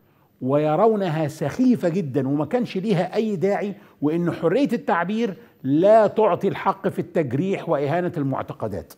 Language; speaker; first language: Arabic; native; Arabic